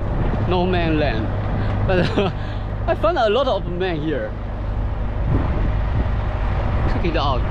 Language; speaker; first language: English; non-native, fluent; Chinese